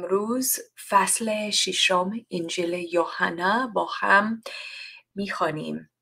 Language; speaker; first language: Persian; non-native, learner; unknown